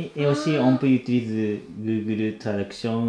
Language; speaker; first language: French; non-native, learner; Japanese